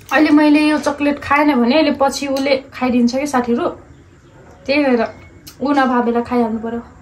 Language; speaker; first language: Nepali; non-native, local second language; Dangaura Tharu